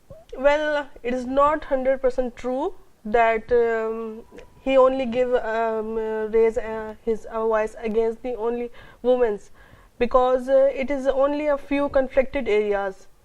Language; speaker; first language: English; non-native, local second language; Urdu